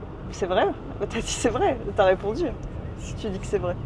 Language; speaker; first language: French; native; French